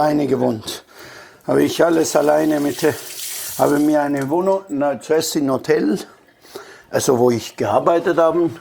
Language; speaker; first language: German; non-native, fluent; Italian